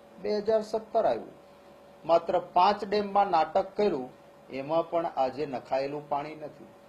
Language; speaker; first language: Gujarati; non-native, local second language; Kachhi